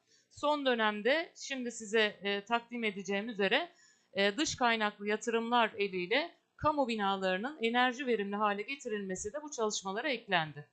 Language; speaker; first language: Turkish; native; Turkish